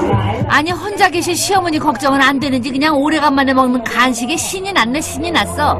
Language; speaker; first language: Korean; native; Korean